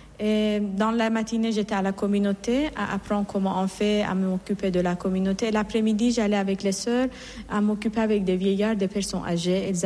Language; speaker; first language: French; non-native, fluent; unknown